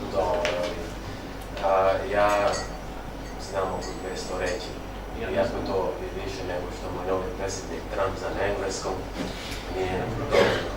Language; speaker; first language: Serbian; non-native, local second language; Albanian